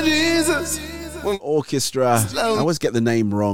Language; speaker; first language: English; native; English